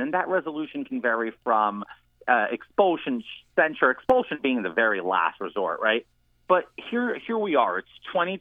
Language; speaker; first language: English; native; English